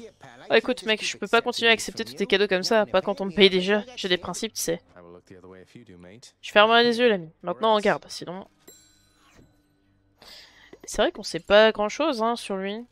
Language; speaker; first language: French; native; French